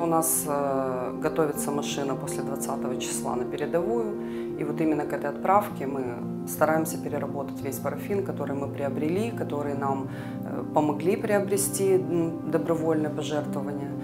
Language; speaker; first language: Russian; native; Russian